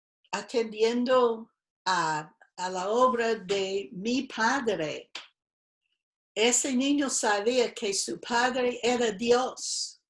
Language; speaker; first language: Spanish; non-native, fluent; English